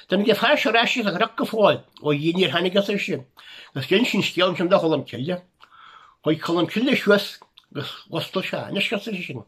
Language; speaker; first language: Irish; native; Irish